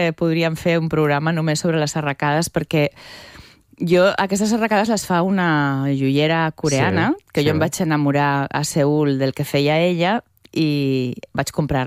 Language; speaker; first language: Catalan; native; Catalan